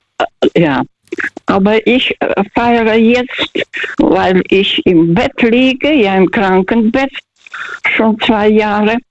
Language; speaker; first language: German; early bilingual, other home language; Russian